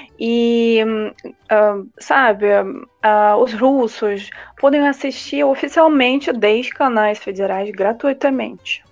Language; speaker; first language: Portuguese; non-native, fluent; Russian